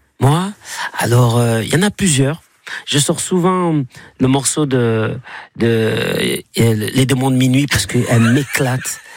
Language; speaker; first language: French; native; French